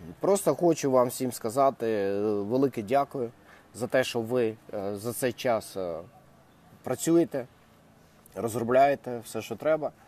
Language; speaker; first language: Ukrainian; non-native, local second language; Russian